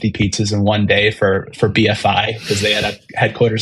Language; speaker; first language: English; native; English